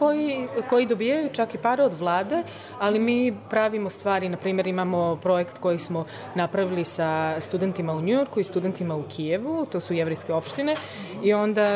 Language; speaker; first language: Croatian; early bilingual, other home language; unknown